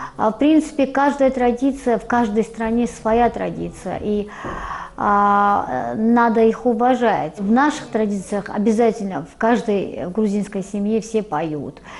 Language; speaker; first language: Russian; non-native, local second language; Georgian